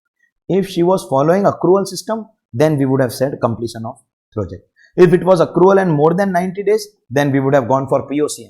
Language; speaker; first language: English; non-native, local second language; Hindi